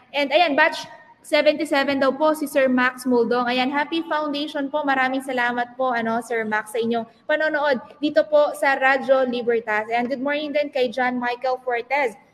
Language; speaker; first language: Filipino; non-native, local second language; Pampanga